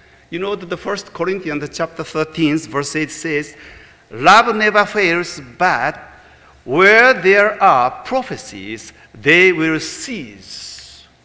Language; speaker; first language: English; non-native, fluent; Japanese